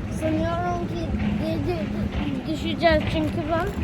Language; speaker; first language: Turkish; early bilingual, heritage; Turkish